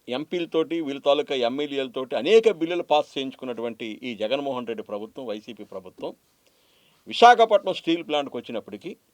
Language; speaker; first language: Telugu; native; Telugu